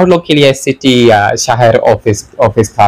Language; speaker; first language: Hindi; non-native, learner; English